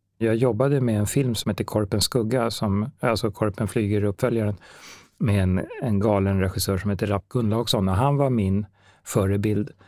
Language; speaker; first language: Swedish; native; Swedish